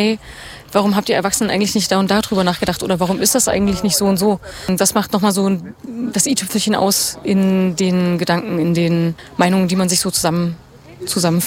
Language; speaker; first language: German; native; German